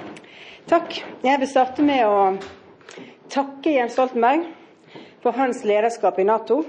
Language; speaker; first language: Norwegian; native; Norwegian